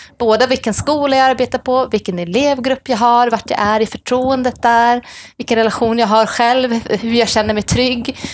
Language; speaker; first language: Swedish; native; Swedish